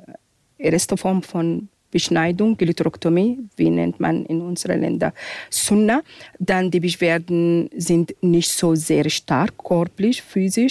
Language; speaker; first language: German; non-native, fluent; Arabic